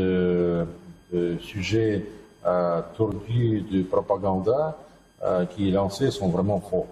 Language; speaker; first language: French; non-native, fluent; Russian